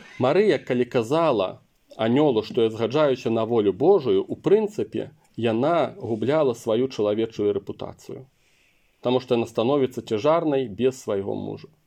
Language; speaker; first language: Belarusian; non-native, local second language; Russian